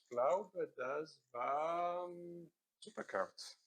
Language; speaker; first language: German; non-native, learner; Korean